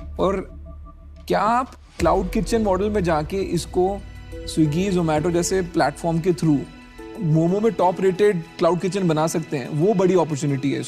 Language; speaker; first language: Hindi; native; Hindi